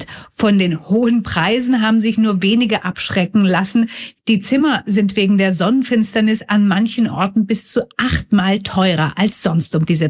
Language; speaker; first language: German; native; German